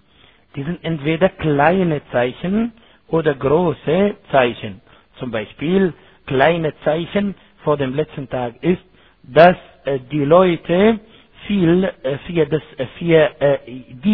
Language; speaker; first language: German; non-native, fluent; Arabic